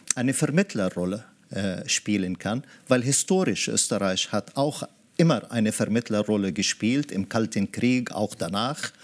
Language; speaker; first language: German; early bilingual, other home language; Arabic